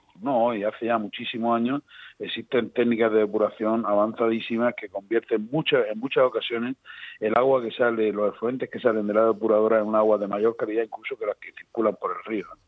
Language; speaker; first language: Spanish; native; Spanish